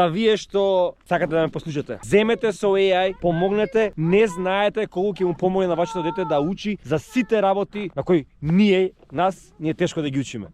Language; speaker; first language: Macedonian; native; Macedonian